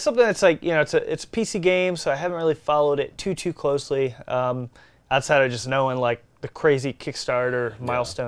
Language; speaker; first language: English; native; English